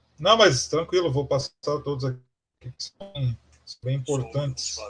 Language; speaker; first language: Portuguese; native; Portuguese